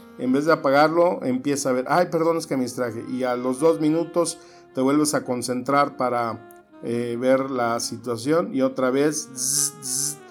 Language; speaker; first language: Spanish; native; Spanish